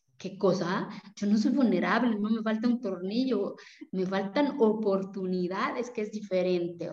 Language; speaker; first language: Spanish; non-native, local second language; Zapotec